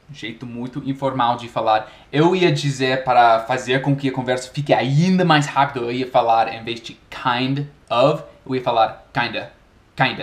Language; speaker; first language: Portuguese; non-native, fluent; English